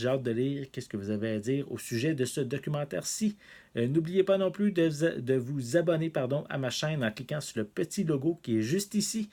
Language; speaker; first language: French; native; French